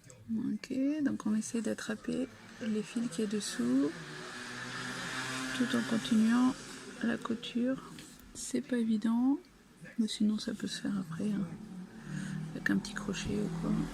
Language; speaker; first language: French; native; French